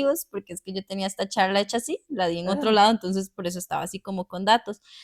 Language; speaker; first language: Spanish; native; Spanish